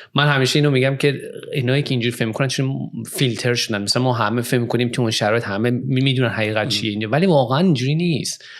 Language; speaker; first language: Persian; native; Persian